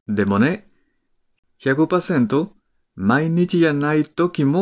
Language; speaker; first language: Japanese; non-native, fluent; Spanish